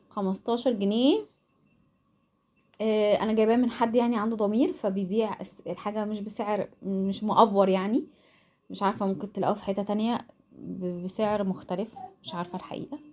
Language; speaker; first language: Arabic; native; Arabic